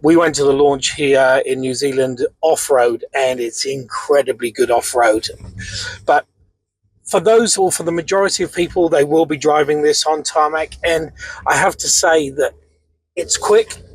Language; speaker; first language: English; native; English